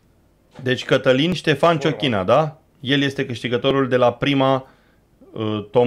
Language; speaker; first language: Romanian; native; Romanian